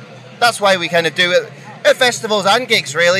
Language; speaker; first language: English; native; English